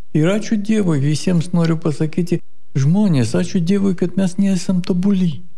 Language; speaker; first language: Lithuanian; non-native, local second language; Russian